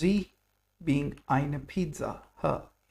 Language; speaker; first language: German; non-native, fluent; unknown